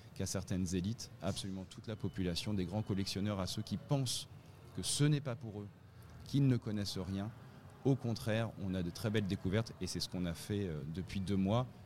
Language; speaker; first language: French; native; French